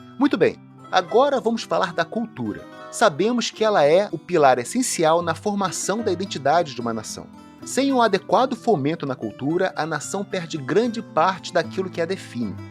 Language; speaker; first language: Portuguese; native; Portuguese